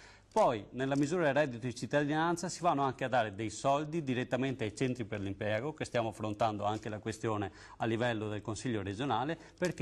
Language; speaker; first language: Italian; native; Italian